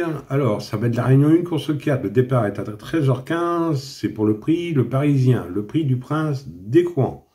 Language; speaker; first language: French; native; French